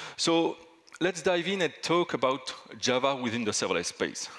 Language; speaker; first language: English; non-native, fluent; French